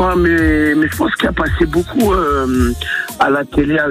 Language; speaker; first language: French; native; French